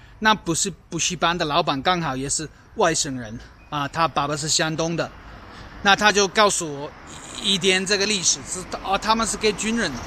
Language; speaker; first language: Chinese; non-native, fluent; English